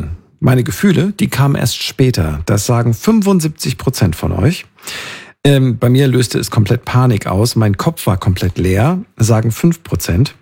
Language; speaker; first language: German; native; German